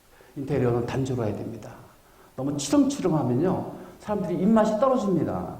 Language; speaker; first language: Korean; native; Korean